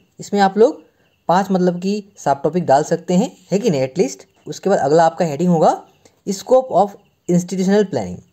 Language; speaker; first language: Hindi; non-native, local second language; Assamese